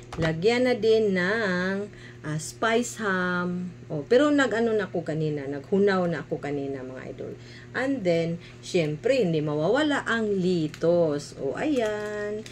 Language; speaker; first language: Filipino; non-native, local second language; Cebuano